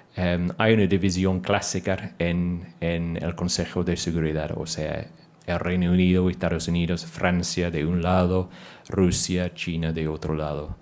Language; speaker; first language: Spanish; non-native, fluent; English